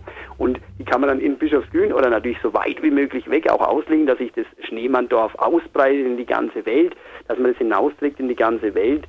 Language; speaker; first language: German; native; German